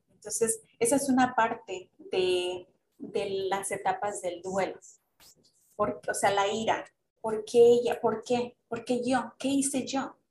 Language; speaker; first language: Spanish; native; Spanish